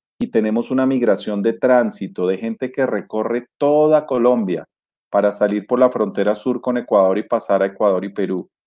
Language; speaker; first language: Spanish; native; Spanish